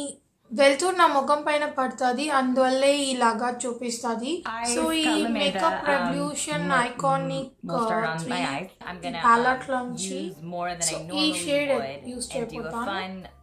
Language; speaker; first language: Telugu; native; Telugu